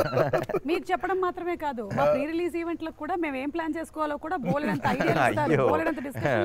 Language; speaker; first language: Telugu; native; Telugu